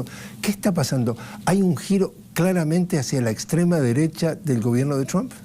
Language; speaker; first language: Spanish; native; Spanish